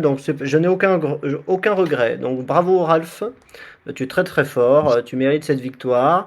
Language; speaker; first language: French; native; French